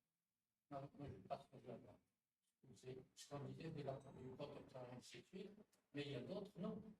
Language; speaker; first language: French; non-native, local second language; Arabic